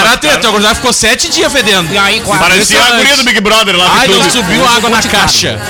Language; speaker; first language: Portuguese; native; Portuguese